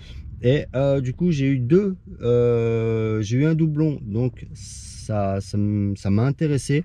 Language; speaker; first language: French; native; French